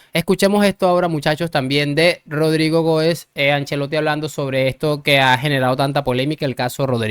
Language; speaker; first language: Spanish; native; Spanish